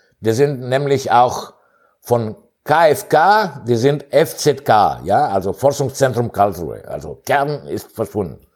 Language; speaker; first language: German; non-native, fluent; Greek